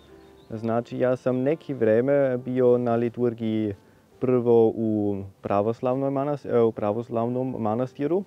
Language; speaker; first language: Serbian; non-native, fluent; German